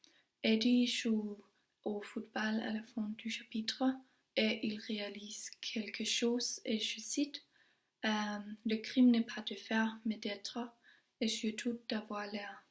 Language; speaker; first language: French; non-native, learner; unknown